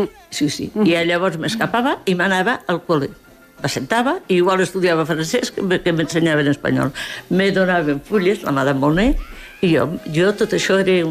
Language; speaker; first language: Catalan; early bilingual, other home language; Spanish